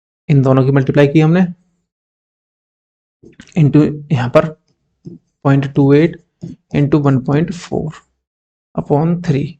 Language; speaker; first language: Hindi; native; Hindi